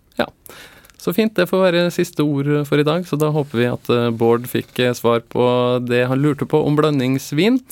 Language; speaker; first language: Norwegian; native; Norwegian